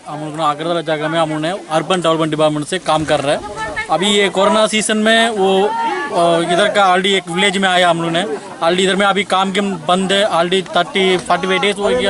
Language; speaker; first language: Hindi; non-native, local second language; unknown